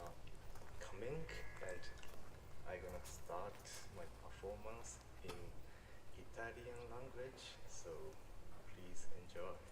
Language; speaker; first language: English; non-native, learner; Japanese